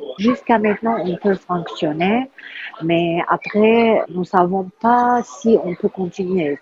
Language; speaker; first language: French; non-native, learner; Arabic